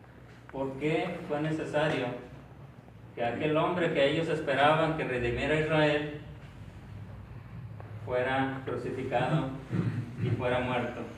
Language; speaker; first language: Spanish; native; Spanish